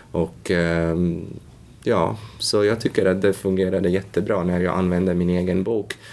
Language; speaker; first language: Swedish; non-native, fluent; Latvian